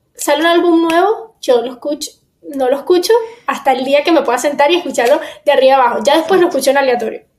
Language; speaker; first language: Spanish; native; Spanish